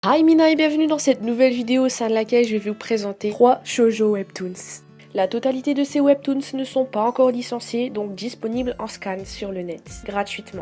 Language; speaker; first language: French; native; French